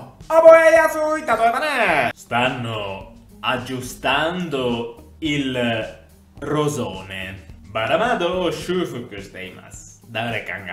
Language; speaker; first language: Japanese; non-native, fluent; Italian